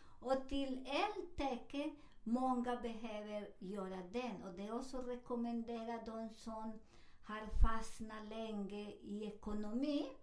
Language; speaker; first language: Swedish; non-native, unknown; Spanish